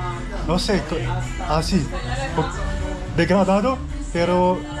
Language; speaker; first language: Spanish; non-native, learner; French